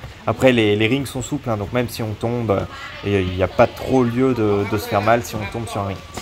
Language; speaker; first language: French; native; French